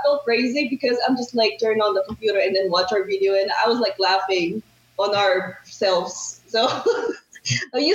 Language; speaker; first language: English; non-native, local second language; Filipino